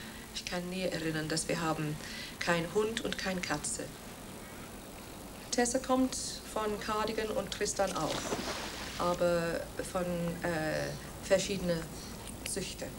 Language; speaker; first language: German; non-native, fluent; Welsh